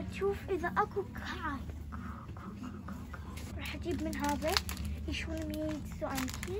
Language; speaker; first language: Arabic; early bilingual, heritage; Arabic